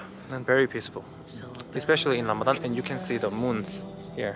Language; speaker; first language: English; non-native, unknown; Korean